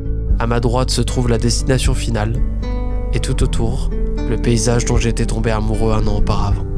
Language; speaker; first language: French; native; French